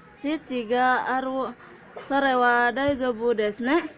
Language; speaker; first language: Japanese; non-native, learner; Indonesian